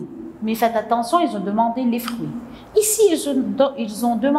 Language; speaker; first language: French; non-native, local second language; Arabic